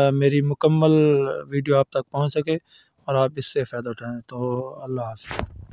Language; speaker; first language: Urdu; native; Urdu